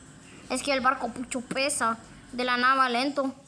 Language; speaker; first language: Spanish; native; Spanish